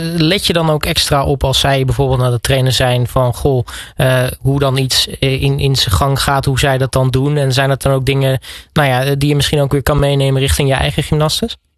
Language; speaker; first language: Dutch; native; Dutch